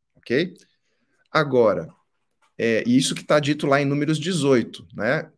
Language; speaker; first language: Portuguese; native; Portuguese